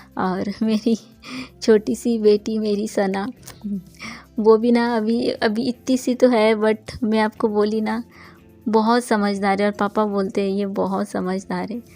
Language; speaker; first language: Hindi; non-native, local second language; Bangla